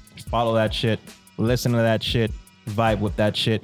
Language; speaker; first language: English; non-native, local second language; Spanish